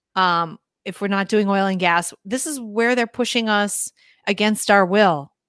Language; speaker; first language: English; native; English